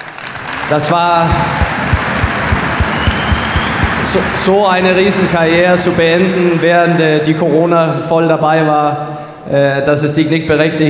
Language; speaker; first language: German; non-native, fluent; Danish